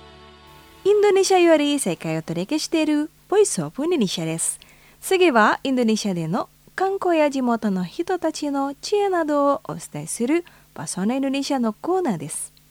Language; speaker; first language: Japanese; non-native, fluent; Indonesian